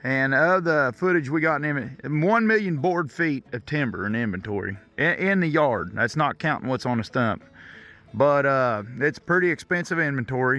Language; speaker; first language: English; native; English